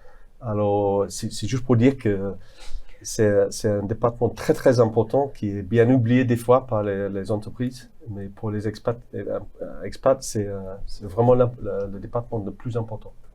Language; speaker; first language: French; non-native, fluent; English